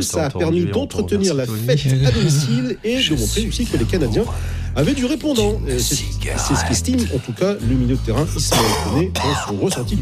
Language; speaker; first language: French; native; French